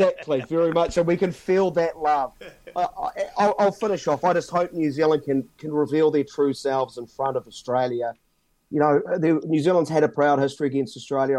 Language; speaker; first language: English; native; English